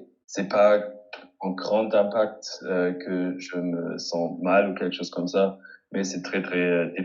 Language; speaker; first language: French; non-native, fluent; German